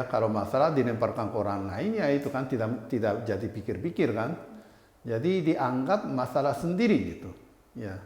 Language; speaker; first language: Indonesian; non-native, fluent; Japanese